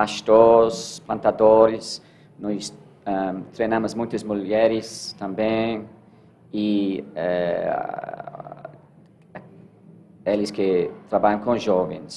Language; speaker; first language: Portuguese; non-native, learner; English